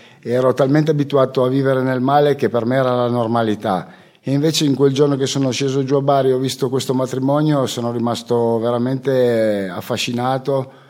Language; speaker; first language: Italian; native; Italian